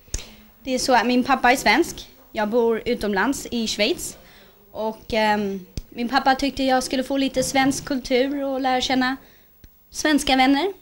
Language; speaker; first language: Swedish; early bilingual, heritage; Swedish